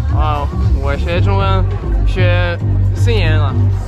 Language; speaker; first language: Chinese; non-native, fluent; Russian